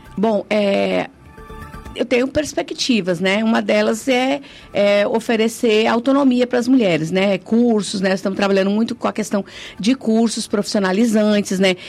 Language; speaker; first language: Portuguese; native; Portuguese